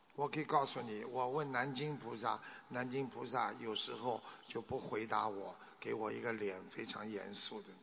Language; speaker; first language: Chinese; native; Chinese